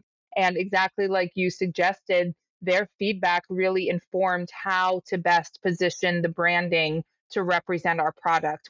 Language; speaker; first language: English; native; English